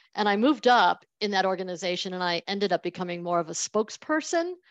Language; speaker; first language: English; native; English